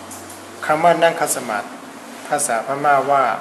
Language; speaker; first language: Thai; non-native, fluent; Burmese